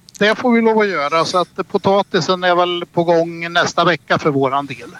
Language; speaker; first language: Swedish; native; Swedish